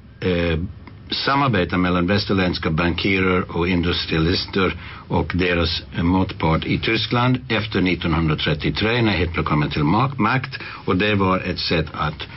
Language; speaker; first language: Swedish; non-native, fluent; English